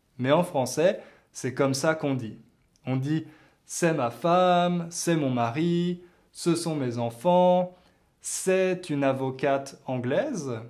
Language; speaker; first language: French; native; French